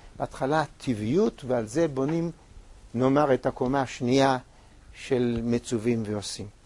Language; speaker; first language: Hebrew; native; Hebrew